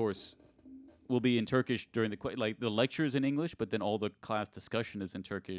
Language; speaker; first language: English; native; English